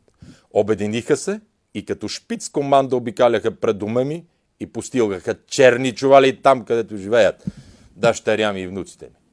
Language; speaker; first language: Bulgarian; native; Bulgarian